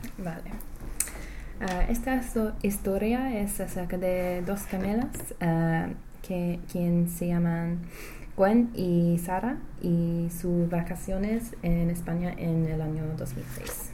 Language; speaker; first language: Spanish; non-native, learner; English